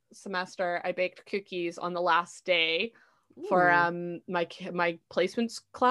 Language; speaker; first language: English; native; English